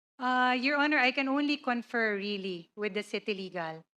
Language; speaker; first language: English; non-native, local second language; Cebuano